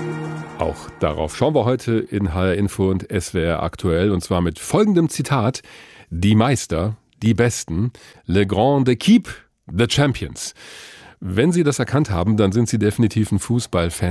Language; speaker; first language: German; native; German